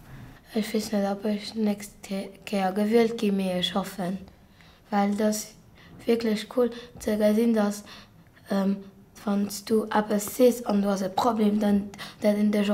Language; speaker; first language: German; non-native, local second language; Luxembourgish